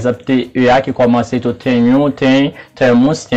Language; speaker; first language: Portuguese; non-native, fluent; Haitian Creole